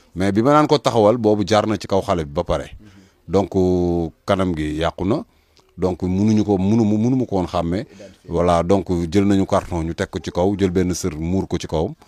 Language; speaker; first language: Wolof; native; Wolof